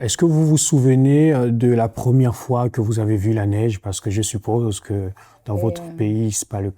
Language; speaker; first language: French; native; French